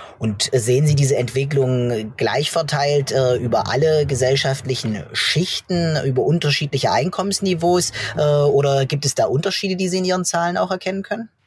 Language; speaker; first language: German; native; German